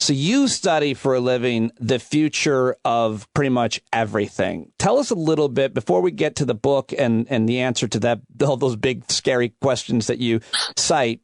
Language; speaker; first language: English; native; English